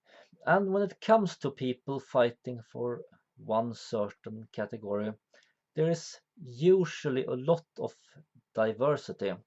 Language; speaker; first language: English; non-native, fluent; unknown